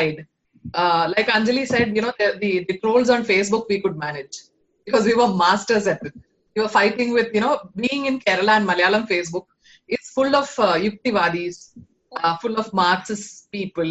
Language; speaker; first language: English; non-native, local second language; Malayalam